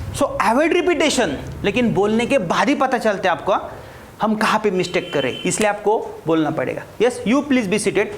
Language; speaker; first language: Hindi; non-native, local second language; Marathi